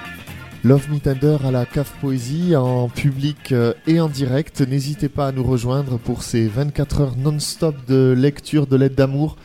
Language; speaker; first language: French; native; French